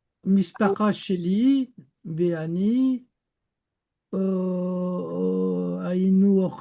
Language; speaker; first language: Hebrew; non-native, learner; French